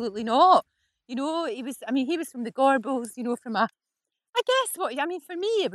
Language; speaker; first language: English; native; English